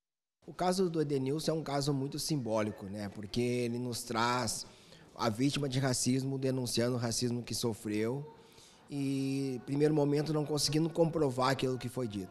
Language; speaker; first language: Portuguese; native; Portuguese